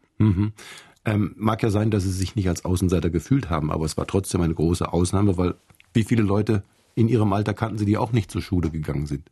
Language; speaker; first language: German; native; German